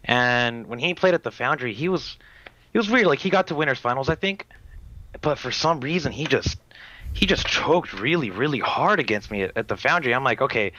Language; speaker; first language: English; native; English